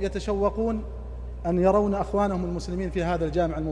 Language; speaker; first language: Arabic; native; Arabic